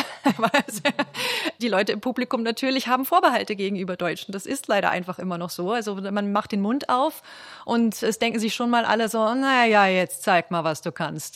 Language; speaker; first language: German; native; German